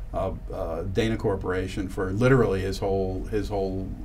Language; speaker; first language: English; native; English